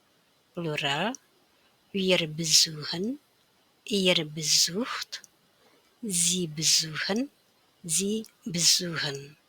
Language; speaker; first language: German; non-native, fluent; Indonesian